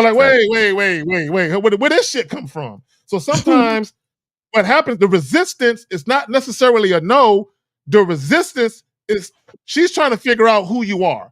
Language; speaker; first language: English; native; English